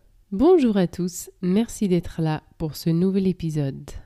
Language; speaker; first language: French; native; French